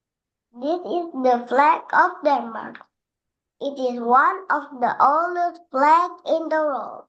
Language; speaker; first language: English; non-native, learner; Indonesian